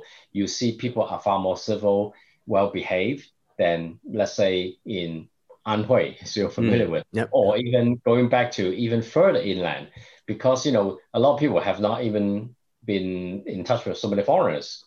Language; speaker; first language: English; non-native, local second language; Cantonese